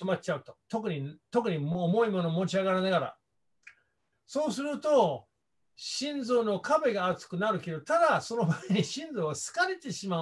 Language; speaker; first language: Japanese; non-native, fluent; English